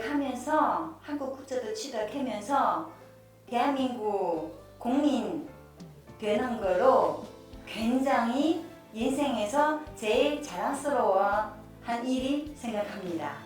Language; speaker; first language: Korean; non-native, learner; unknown